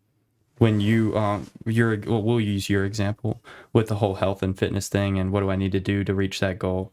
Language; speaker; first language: English; native; English